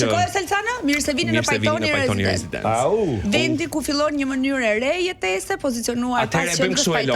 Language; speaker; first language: Albanian; native; Albanian